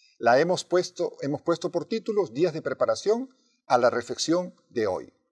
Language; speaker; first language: Spanish; native; Spanish